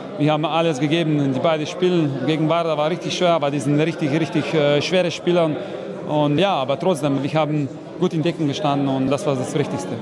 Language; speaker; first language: German; non-native, fluent; Slovenian